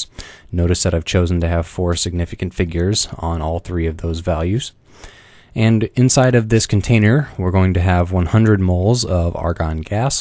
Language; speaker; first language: English; native; English